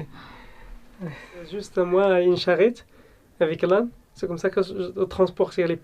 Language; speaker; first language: French; non-native, local second language; Arabic